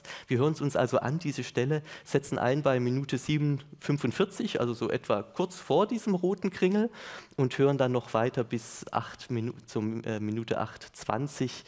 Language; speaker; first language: German; native; German